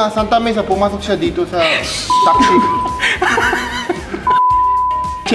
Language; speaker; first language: Filipino; non-native, fluent; Korean